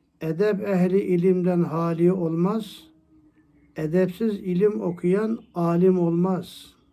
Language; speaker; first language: Turkish; native; Turkish